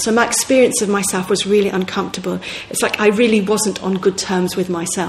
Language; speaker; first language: English; native; English